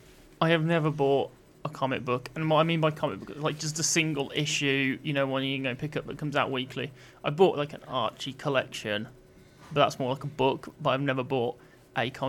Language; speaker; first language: English; native; English